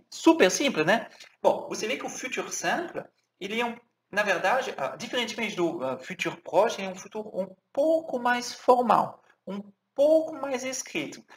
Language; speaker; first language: Portuguese; non-native, fluent; French